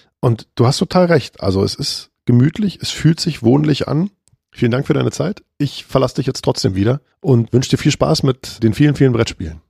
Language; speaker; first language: German; native; German